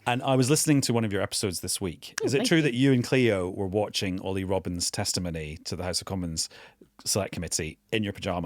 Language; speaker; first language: English; native; English